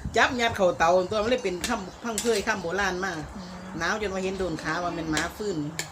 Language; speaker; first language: Thai; native; Thai